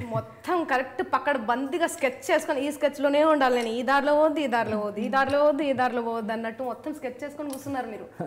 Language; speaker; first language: Telugu; native; Telugu